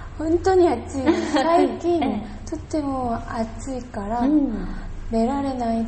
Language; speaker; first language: Japanese; non-native, learner; Korean